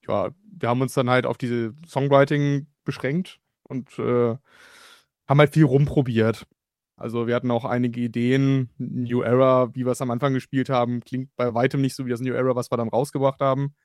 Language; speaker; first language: German; native; German